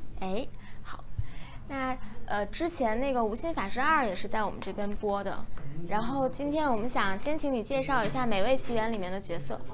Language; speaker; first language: Chinese; native; Chinese